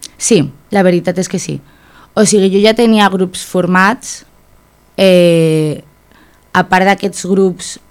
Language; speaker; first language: Catalan; non-native, local second language; Spanish